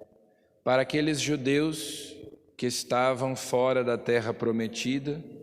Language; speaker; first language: Portuguese; native; Portuguese